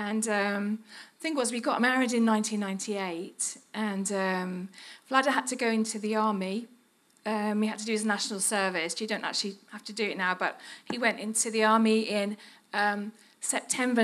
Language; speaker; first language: English; native; English